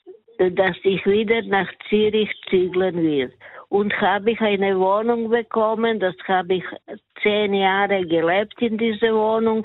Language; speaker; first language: German; non-native, learner; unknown